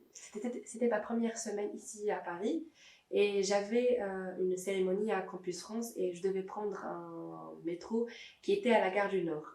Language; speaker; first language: French; non-native, local second language; Arabic